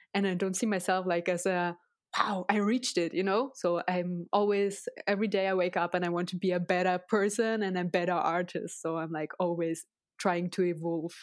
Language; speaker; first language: English; non-native, fluent; Russian